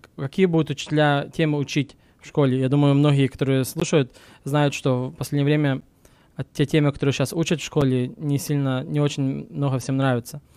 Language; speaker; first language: Russian; early bilingual, heritage; Russian